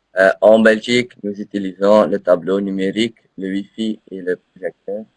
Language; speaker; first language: French; non-native, learner; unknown